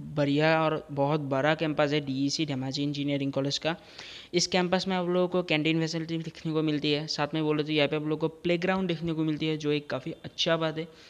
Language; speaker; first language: Hindi; non-native, local second language; Assamese